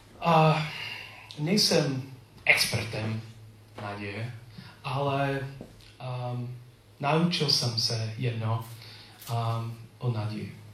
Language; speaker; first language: Czech; non-native, learner; English